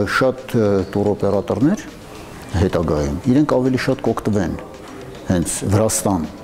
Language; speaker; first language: Armenian; native; Armenian